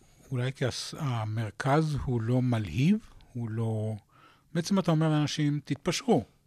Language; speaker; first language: Hebrew; native; Hebrew